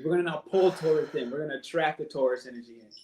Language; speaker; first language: English; native; English